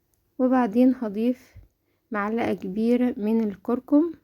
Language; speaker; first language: Arabic; native; Arabic